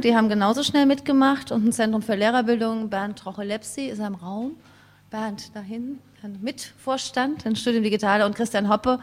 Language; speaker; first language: German; native; German